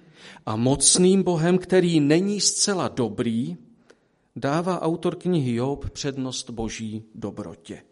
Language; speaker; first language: Czech; native; Czech